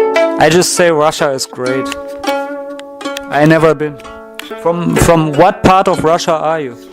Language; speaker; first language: English; non-native, fluent; German